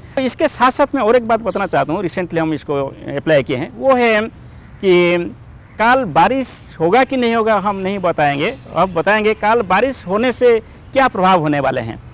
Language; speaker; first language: Hindi; non-native, local second language; Odia